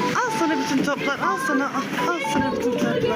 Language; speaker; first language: Turkish; native; Turkish